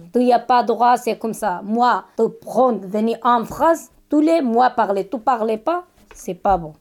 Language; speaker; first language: French; non-native, fluent; Turkish